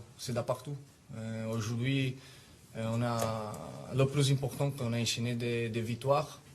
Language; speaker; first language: French; non-native, fluent; Italian